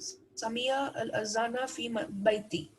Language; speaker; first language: Arabic; non-native, learner; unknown